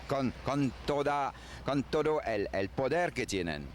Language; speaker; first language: Spanish; non-native, learner; French